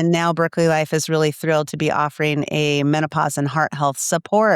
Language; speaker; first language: English; native; English